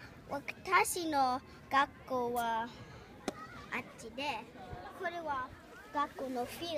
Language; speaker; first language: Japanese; early bilingual, heritage; Japanese